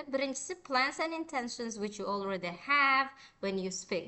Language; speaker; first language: English; non-native, fluent; Uzbek